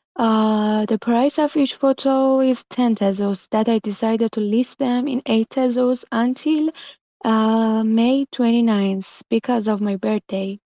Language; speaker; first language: English; non-native, learner; Persian